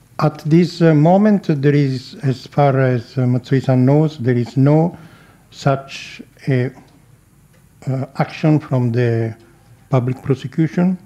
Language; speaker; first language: English; non-native, fluent; Italian